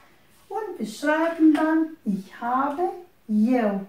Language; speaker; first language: German; non-native, fluent; Romanian